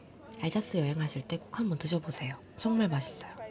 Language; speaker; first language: Korean; native; Korean